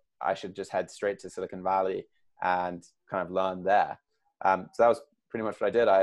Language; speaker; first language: English; native; English